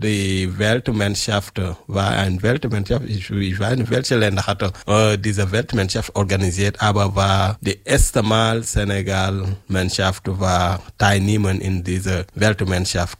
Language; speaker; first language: German; non-native, learner; French